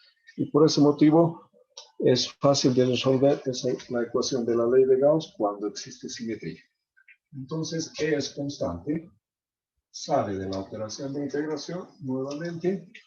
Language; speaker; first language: Spanish; native; Spanish